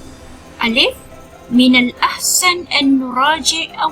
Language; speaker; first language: Arabic; non-native, fluent; Malay